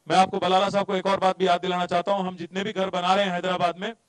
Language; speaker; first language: Hindi; non-native, local second language; Telugu